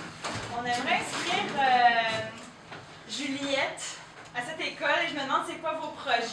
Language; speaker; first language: French; native; French